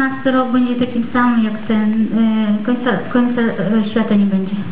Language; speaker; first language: Polish; native; Polish